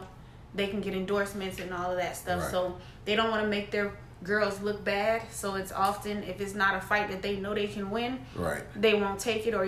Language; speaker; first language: English; native; English